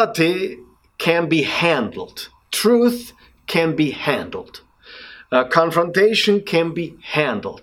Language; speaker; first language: English; non-native, fluent; German